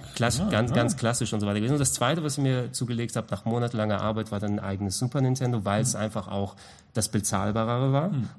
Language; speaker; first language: German; non-native, local second language; Greek